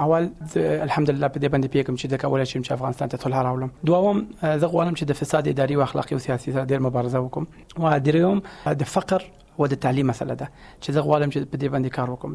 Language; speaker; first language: Pashto; non-native, local second language; Persian